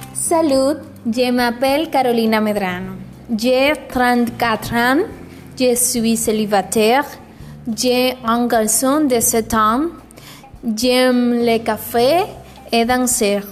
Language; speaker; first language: French; non-native, learner; Spanish